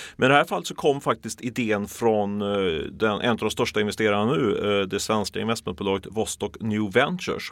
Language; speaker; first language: Swedish; native; Swedish